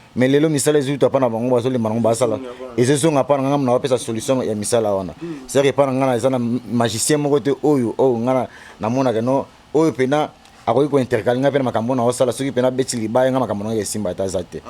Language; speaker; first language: Lingala; non-native, local second language; Kongo